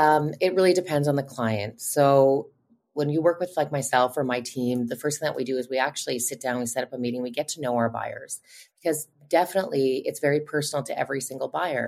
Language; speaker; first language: English; native; English